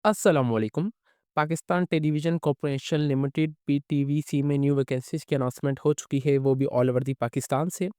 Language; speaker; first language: Hindi; non-native, local second language; Punjabi